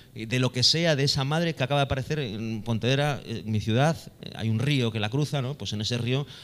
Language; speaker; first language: Spanish; native; Spanish